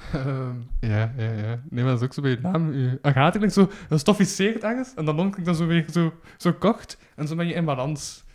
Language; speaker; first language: Dutch; native; Dutch